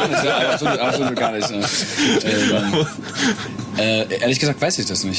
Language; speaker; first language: German; native; German